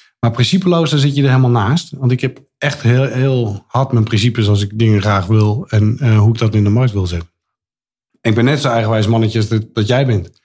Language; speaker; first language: Dutch; native; Dutch